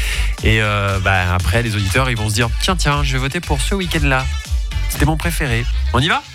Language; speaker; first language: French; native; French